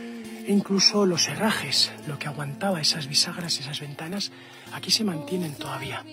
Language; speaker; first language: Spanish; native; Spanish